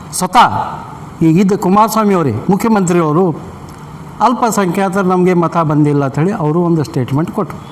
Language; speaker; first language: Kannada; non-native, local second language; Urdu